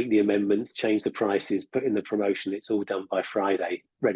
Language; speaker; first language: English; native; English